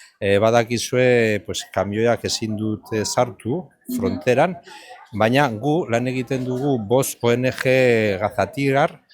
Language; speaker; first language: Basque; non-native, learner; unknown